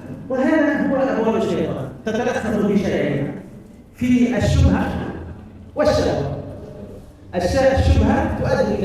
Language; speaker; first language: Arabic; native; Arabic